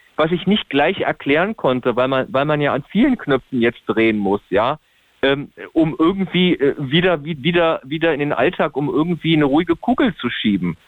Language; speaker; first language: German; native; German